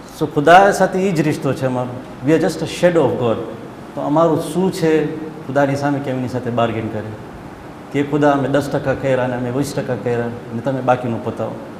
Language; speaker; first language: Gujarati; early bilingual, heritage; Gujarati